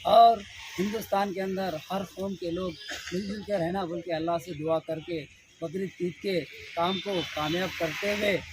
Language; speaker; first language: Hindi; native; Hindi